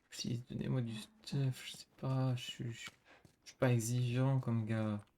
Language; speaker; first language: French; native; French